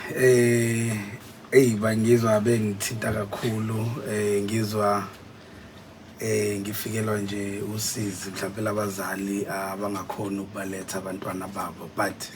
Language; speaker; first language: Zulu; native; Zulu